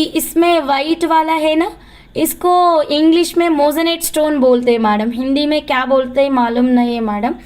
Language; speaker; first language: Hindi; non-native, local second language; Telugu